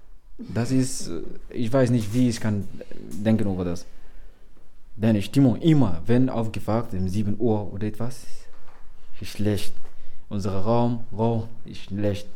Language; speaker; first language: German; non-native, learner; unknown